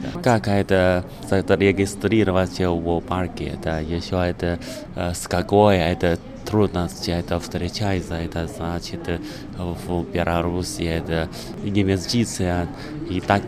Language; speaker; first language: Russian; non-native, learner; Chinese